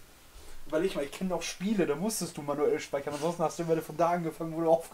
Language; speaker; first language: German; native; German